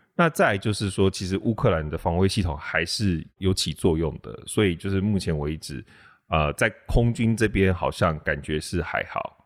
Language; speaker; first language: Chinese; native; Chinese